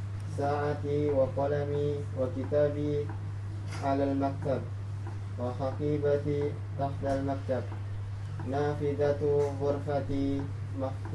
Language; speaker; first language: Arabic; non-native, learner; Indonesian